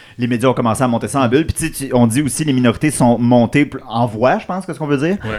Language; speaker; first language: French; native; French